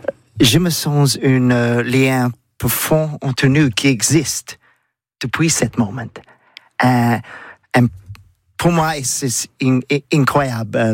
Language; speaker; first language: French; non-native, learner; English